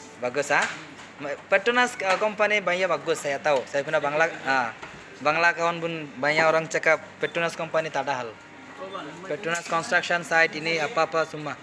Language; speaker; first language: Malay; non-native, learner; Bangla